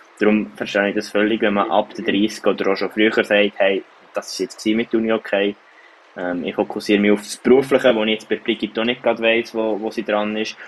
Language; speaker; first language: German; native; German